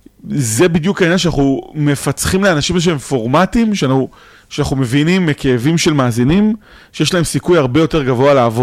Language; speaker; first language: Hebrew; native; Hebrew